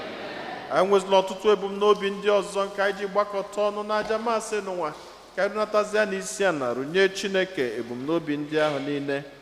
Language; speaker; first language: Igbo; native; Igbo